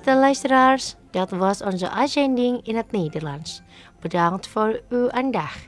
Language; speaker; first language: Dutch; non-native, fluent; Indonesian